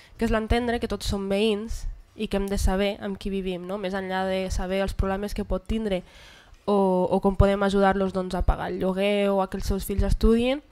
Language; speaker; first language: Catalan; early bilingual, other home language; Arabic